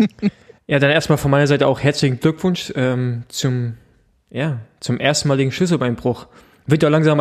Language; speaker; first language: German; native; German